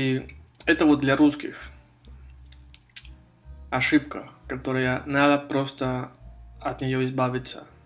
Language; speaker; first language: Russian; non-native, fluent; Spanish